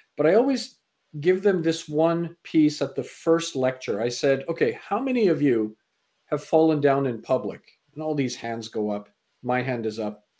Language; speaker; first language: English; native; English